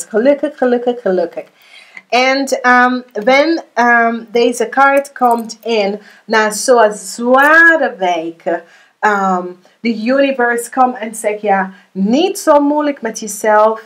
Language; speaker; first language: Dutch; non-native, learner; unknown